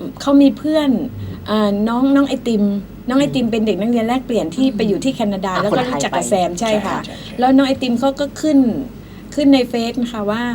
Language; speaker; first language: Thai; native; Thai